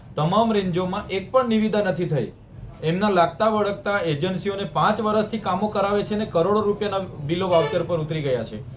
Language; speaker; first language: Gujarati; non-native, local second language; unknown